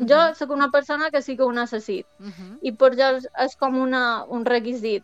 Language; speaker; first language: Catalan; native; Catalan